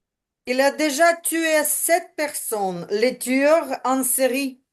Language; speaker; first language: French; non-native, learner; Ukrainian